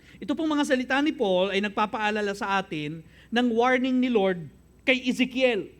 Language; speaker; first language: Filipino; native; Filipino